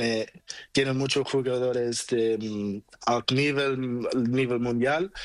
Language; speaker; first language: Spanish; non-native, learner; Portuguese